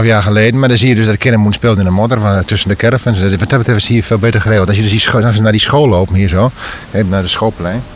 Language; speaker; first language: Dutch; native; Dutch